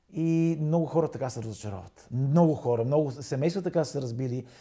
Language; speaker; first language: Bulgarian; native; Bulgarian